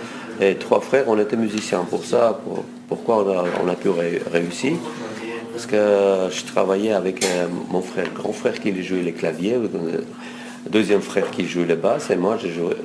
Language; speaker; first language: French; non-native, fluent; Russian